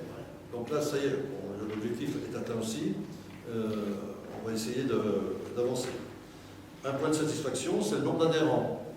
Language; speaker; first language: French; native; French